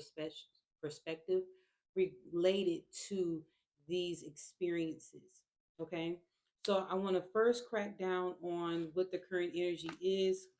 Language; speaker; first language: English; native; English